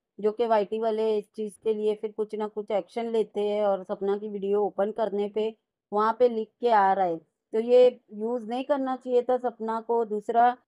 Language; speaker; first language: Hindi; native; Hindi